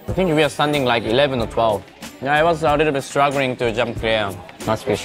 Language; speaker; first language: English; non-native, learner; Japanese